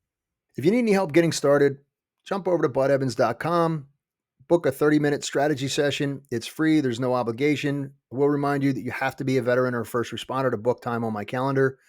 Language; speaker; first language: English; native; English